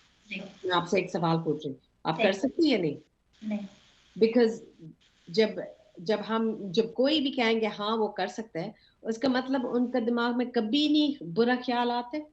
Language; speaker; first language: Hindi; early bilingual, heritage; English